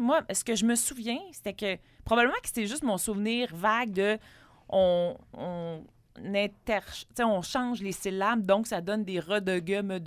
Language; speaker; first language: French; native; French